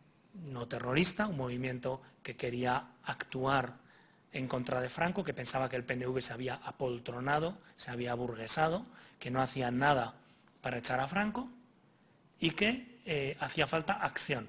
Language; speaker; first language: Spanish; native; Spanish